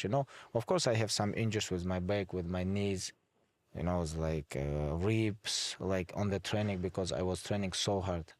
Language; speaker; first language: English; non-native, fluent; Avaric